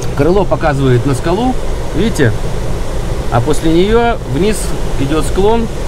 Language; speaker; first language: Russian; native; Russian